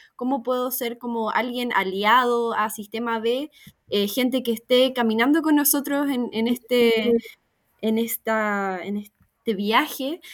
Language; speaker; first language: Spanish; native; Spanish